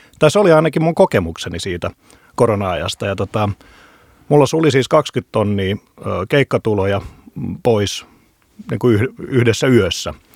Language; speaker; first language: Finnish; native; Finnish